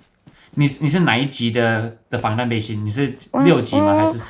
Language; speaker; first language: Chinese; early bilingual, heritage; Chinese